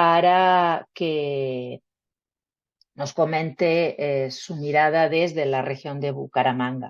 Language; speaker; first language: Spanish; native; Spanish